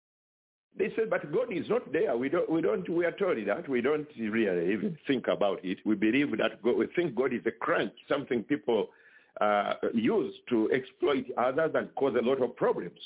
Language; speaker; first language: English; non-native, local second language; Ganda